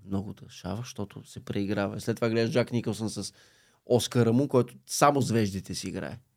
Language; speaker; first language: Bulgarian; native; Bulgarian